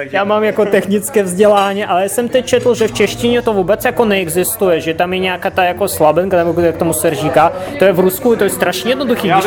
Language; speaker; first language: Czech; non-native, learner; Russian